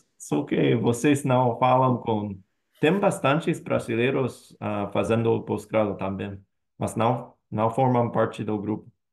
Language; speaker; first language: Portuguese; non-native, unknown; English